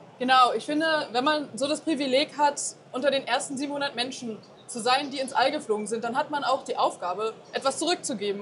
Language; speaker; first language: German; native; German